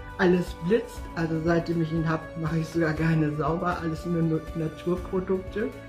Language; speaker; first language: German; native; German